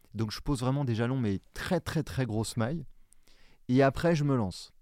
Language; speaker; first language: French; native; French